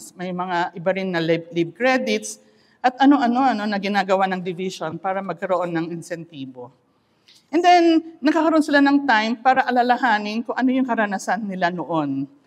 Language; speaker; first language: Filipino; non-native, local second language; Iloko